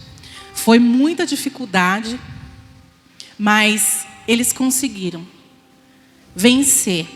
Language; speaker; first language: Portuguese; native; Portuguese